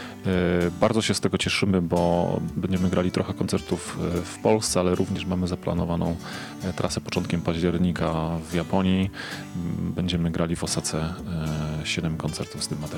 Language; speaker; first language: Polish; native; Polish